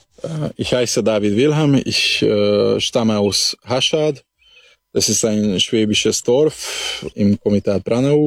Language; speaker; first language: German; non-native, local second language; Hungarian